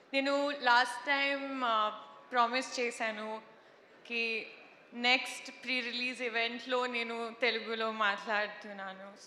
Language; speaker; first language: Telugu; non-native, learner; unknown